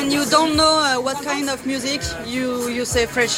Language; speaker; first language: English; non-native, learner; French